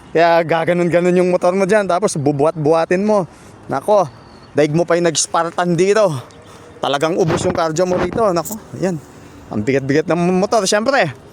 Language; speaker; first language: Filipino; native; Filipino